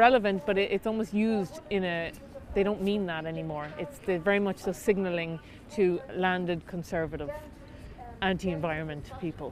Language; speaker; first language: English; native; English